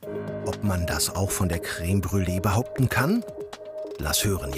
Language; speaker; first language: German; native; German